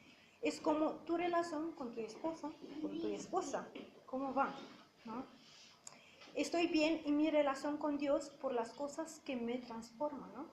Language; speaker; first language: Spanish; non-native, fluent; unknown